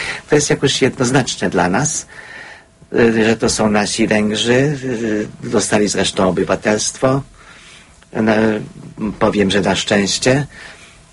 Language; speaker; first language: Polish; non-native, fluent; Hungarian